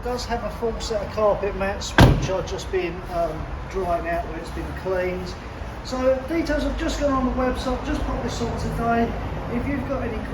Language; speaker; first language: English; native; English